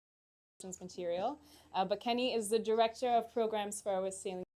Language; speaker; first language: English; native; English